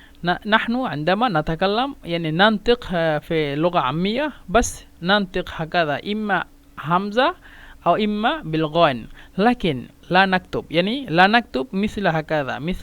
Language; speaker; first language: Arabic; non-native, fluent; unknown